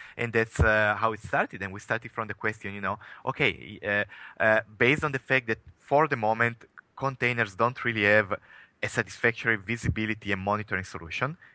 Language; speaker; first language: English; non-native, fluent; Italian